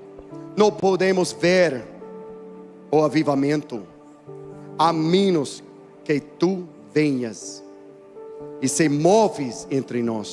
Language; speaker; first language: Portuguese; non-native, learner; English